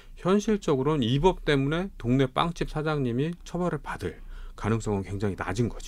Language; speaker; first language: Korean; native; Korean